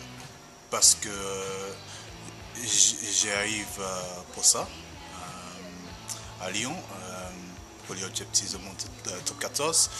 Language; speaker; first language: French; non-native, learner; English